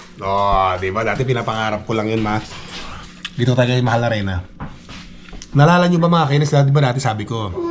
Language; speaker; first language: Filipino; non-native, local second language; Iloko